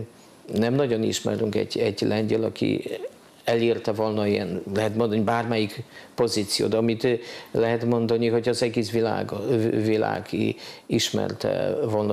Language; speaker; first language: Hungarian; non-native, fluent; Polish